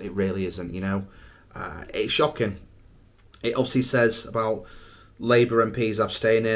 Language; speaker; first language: English; native; English